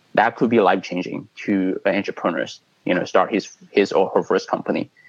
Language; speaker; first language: English; non-native, fluent; Chinese